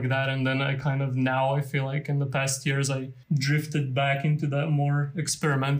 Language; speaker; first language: English; non-native, fluent; Lithuanian